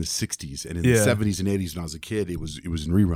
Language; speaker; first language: English; early bilingual, other home language; Spanish